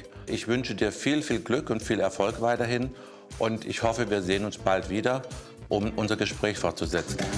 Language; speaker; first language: German; native; German